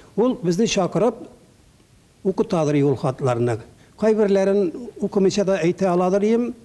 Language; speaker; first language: Tatar; native; Tatar